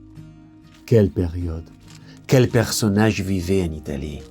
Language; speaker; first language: French; non-native, fluent; Italian